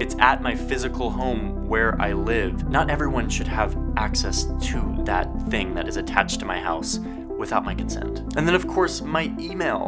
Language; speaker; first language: English; native; English